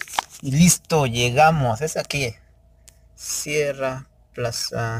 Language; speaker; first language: Spanish; early bilingual, heritage; Spanish